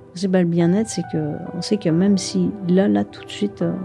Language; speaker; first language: French; native; French